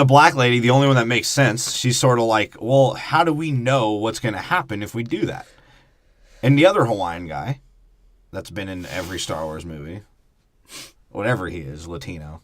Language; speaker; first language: English; native; English